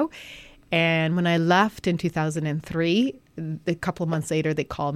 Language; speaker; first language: English; non-native, fluent; French